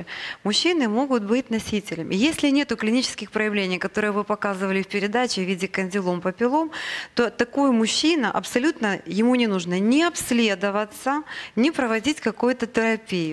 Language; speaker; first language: Russian; native; Russian